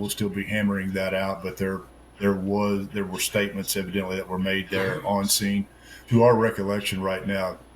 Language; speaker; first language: English; native; English